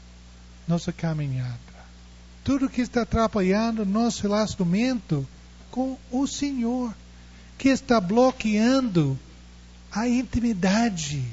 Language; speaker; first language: Portuguese; non-native, fluent; English